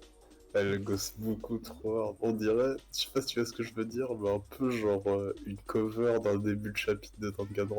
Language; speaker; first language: French; native; French